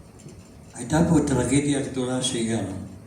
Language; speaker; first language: Hebrew; non-native, fluent; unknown